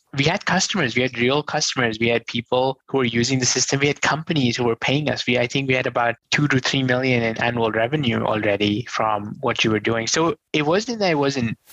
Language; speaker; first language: English; non-native, local second language; Hindi